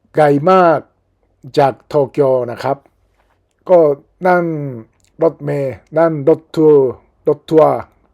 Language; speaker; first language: Thai; non-native, learner; Japanese